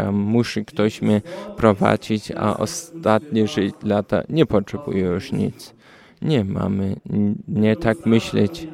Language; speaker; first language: Polish; early bilingual, heritage; Polish